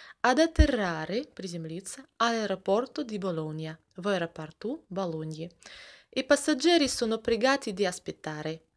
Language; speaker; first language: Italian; non-native, fluent; Russian